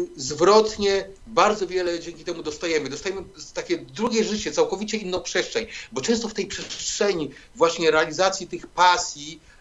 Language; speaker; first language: Polish; native; Polish